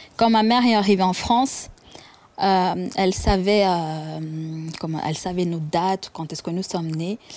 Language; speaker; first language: French; non-native, local second language; Kinyarwanda